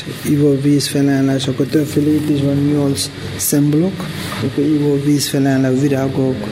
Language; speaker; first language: Hungarian; non-native, learner; Tibetan